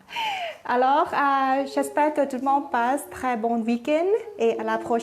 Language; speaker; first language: French; non-native, fluent; Thai